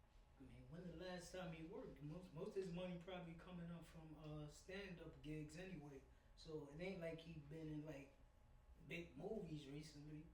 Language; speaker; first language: English; native; English